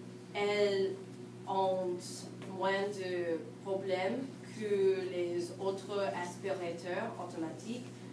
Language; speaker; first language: French; non-native, learner; English